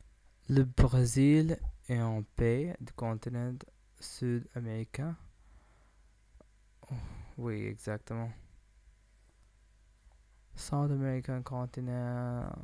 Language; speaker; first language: French; non-native, learner; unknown